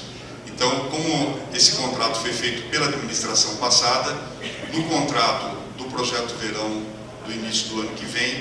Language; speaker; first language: Portuguese; native; Portuguese